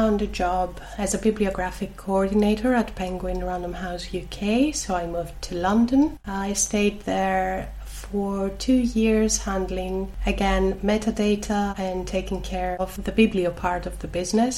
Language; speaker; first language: English; non-native, fluent; Greek